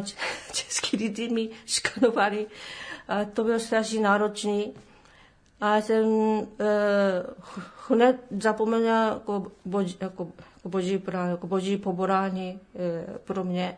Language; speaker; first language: Czech; non-native, learner; Japanese